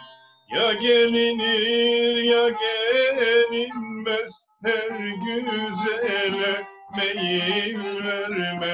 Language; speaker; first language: Turkish; native; Turkish